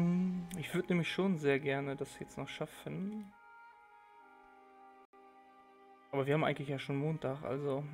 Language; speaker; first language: German; native; German